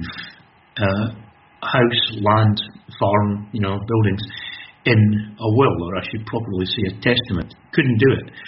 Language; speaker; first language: English; native; English